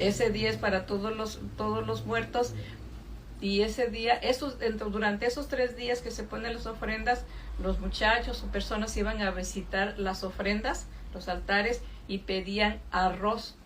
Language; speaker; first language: Spanish; native; Spanish